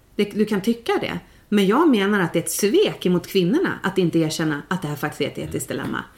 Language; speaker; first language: Swedish; native; Swedish